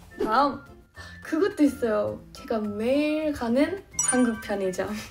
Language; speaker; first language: Korean; non-native, fluent; English